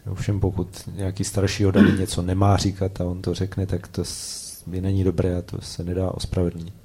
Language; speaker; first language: Czech; native; Czech